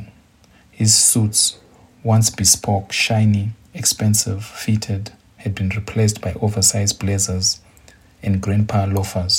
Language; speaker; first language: English; non-native, local second language; Shona